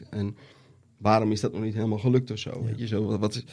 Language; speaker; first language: Dutch; native; Dutch